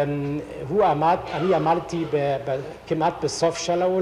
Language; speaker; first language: Hebrew; non-native, fluent; German